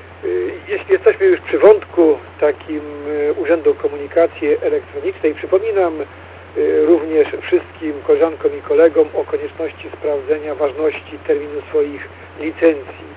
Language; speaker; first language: Polish; native; Polish